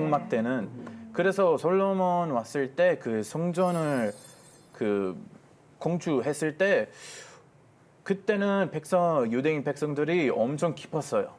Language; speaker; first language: Korean; non-native, fluent; Hebrew